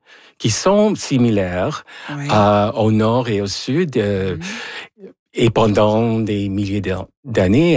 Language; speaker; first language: French; non-native, fluent; Spanish